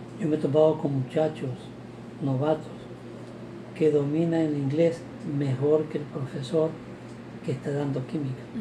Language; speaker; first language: Spanish; native; Spanish